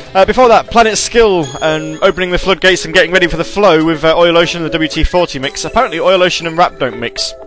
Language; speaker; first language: English; native; English